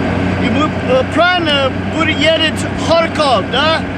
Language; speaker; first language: Russian; non-native, learner; English